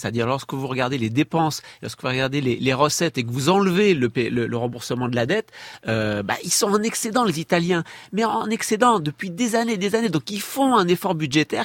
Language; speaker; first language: French; native; French